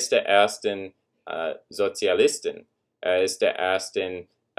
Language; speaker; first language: German; non-native, learner; English